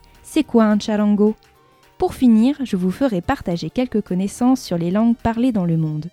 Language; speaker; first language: French; native; French